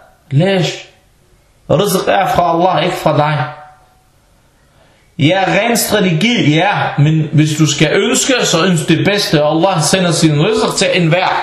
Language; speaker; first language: Danish; early bilingual, other home language; Arabic